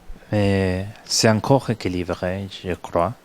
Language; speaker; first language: French; non-native, fluent; Spanish